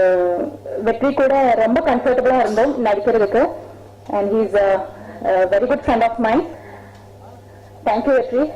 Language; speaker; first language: Tamil; non-native, fluent; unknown